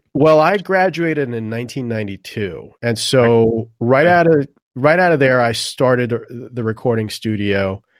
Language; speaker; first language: English; native; English